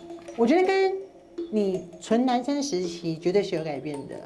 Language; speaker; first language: Chinese; native; Chinese